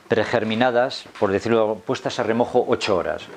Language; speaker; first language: Spanish; native; Spanish